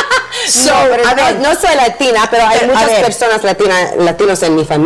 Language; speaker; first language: Spanish; non-native, learner; English